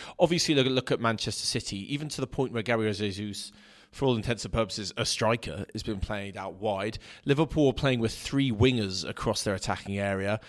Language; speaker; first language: English; native; English